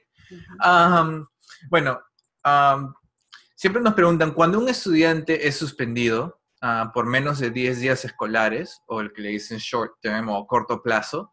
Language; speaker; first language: Spanish; non-native, fluent; English